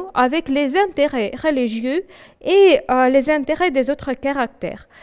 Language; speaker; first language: French; non-native, fluent; Russian